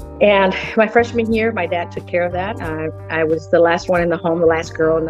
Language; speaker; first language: English; early bilingual, other home language; Spanish